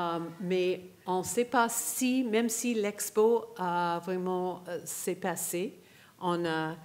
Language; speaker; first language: French; non-native, fluent; English